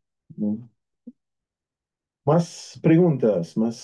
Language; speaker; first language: Spanish; non-native, fluent; German